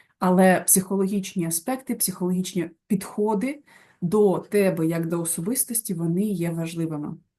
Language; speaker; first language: Ukrainian; non-native, local second language; Russian